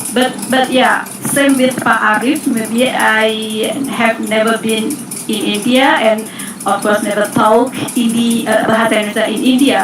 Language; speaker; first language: English; non-native, learner; Indonesian